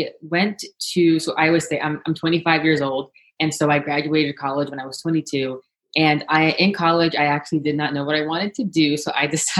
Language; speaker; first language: English; native; English